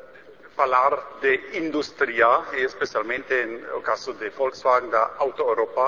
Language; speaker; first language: Portuguese; non-native, learner; German